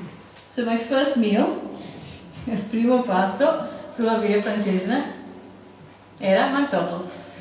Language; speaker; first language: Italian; non-native, learner; English